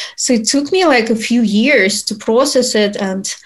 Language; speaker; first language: English; non-native, fluent; Ukrainian